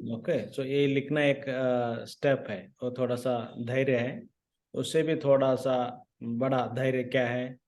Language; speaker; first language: Hindi; non-native, local second language; Marathi